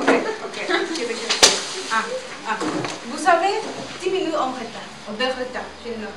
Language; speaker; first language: French; non-native, learner; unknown